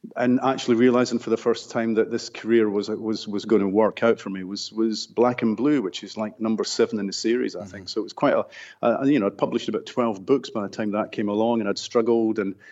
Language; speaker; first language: English; native; English